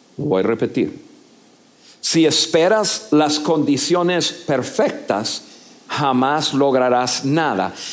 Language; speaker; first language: Spanish; non-native, fluent; English